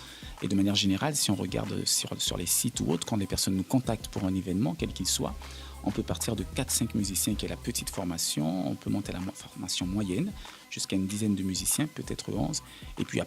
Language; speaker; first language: French; native; French